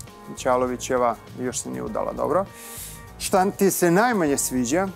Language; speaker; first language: Serbian; native; Serbian